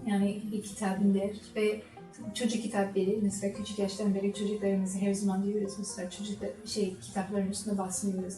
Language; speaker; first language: Turkish; non-native, learner; English